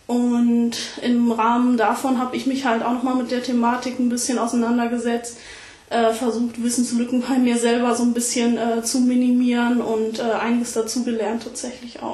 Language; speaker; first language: German; native; German